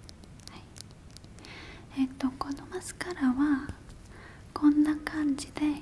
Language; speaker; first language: Japanese; non-native, learner; Korean